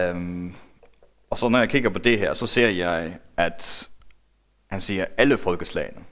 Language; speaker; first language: Danish; non-native, local second language; Faroese